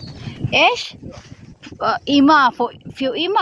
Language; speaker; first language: German; non-native, learner; Cebuano